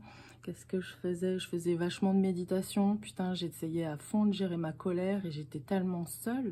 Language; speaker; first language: French; native; French